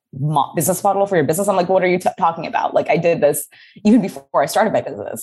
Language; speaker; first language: English; native; English